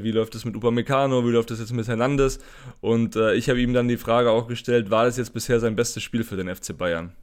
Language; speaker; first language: German; native; German